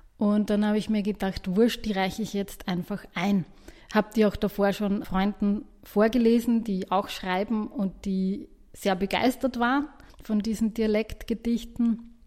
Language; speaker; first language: German; native; German